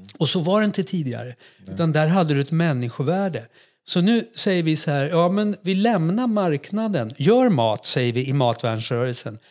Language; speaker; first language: Swedish; native; Swedish